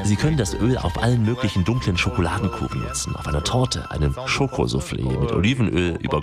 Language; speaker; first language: German; native; German